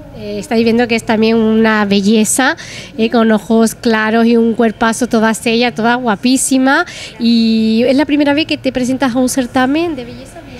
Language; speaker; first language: Spanish; native; Spanish